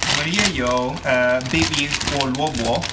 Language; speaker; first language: Chinese; non-native, learner; Italian